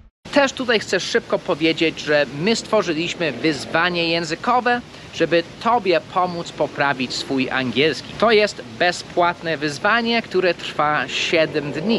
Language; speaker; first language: Polish; non-native, fluent; English